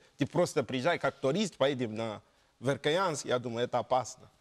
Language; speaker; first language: Russian; non-native, learner; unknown